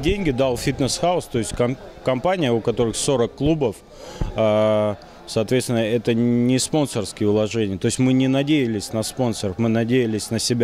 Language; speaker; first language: Russian; native; Russian